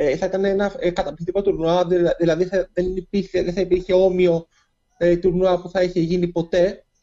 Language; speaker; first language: Greek; native; Greek